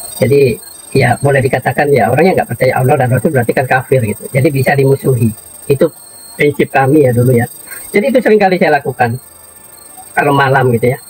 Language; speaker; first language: Indonesian; native; Indonesian